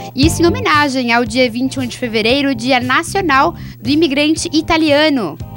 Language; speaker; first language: Portuguese; native; Portuguese